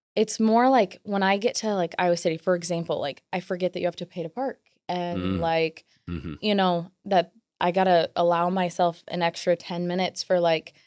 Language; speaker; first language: English; native; English